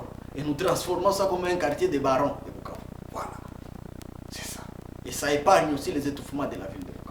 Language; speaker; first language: French; non-native, local second language; Swahili